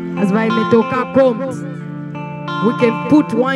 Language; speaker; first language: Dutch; non-native, learner; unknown